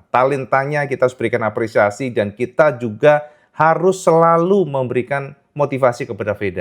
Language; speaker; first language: Indonesian; native; Indonesian